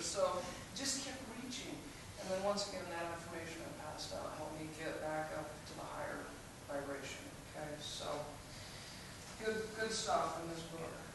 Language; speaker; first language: English; native; English